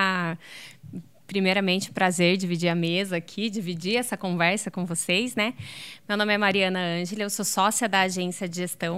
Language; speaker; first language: Portuguese; native; Portuguese